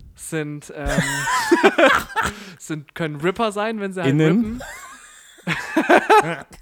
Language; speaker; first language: German; native; German